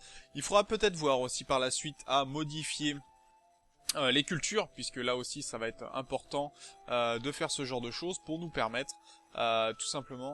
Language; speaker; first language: French; native; French